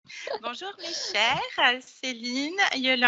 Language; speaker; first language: French; native; French